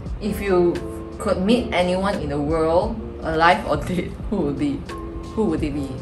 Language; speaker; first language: English; non-native, local second language; Chinese